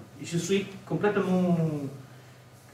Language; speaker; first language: French; non-native, learner; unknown